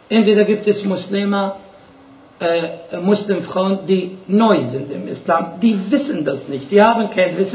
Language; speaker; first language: German; non-native, fluent; Arabic